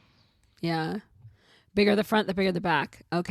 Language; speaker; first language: English; native; English